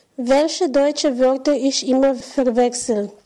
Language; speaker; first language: German; non-native, learner; Bulgarian